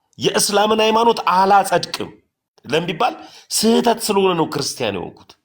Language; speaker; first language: Amharic; non-native, local second language; Oromo